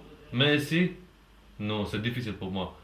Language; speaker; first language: French; non-native, learner; Persian